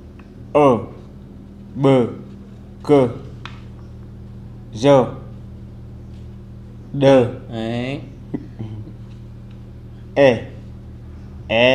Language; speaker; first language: Vietnamese; non-native, learner; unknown